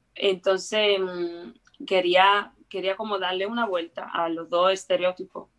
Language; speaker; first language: Spanish; early bilingual, heritage; Spanish